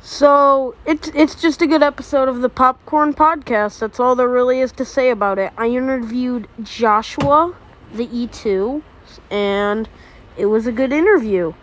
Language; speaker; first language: English; native; English